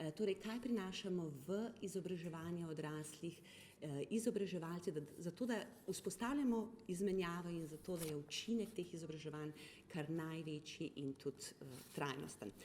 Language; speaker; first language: Slovenian; native; Slovenian